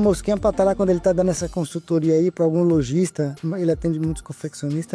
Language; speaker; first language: Portuguese; native; Portuguese